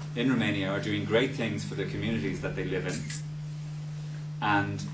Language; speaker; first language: English; native; English